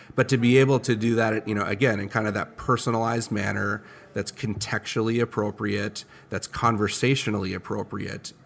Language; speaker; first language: English; native; English